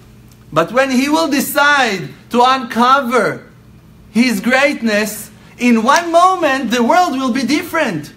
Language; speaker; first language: English; non-native, fluent; Hebrew